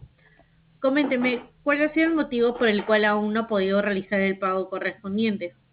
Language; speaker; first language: Spanish; native; Spanish